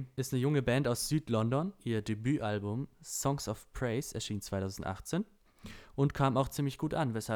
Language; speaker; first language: German; native; German